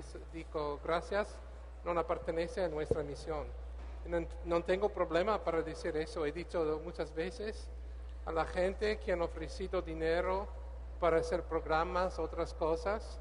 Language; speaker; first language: Spanish; non-native, learner; English